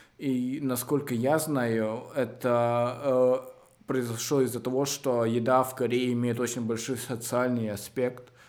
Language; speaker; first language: Russian; native; Russian